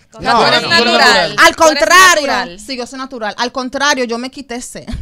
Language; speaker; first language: Spanish; early bilingual, heritage; Spanish